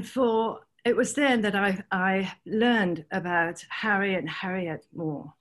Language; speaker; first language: English; native; English